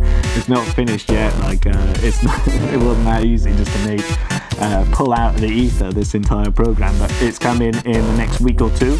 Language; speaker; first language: English; native; English